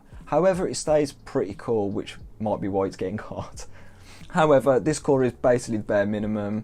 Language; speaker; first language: English; native; English